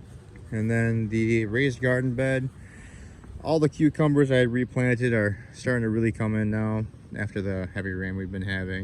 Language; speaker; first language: English; native; English